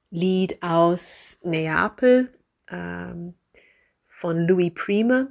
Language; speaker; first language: German; non-native, fluent; English